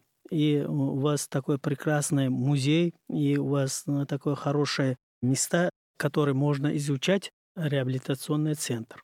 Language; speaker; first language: Russian; non-native, learner; Uzbek